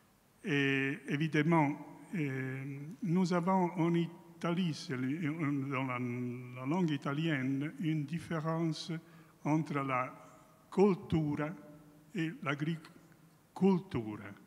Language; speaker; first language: French; non-native, fluent; Italian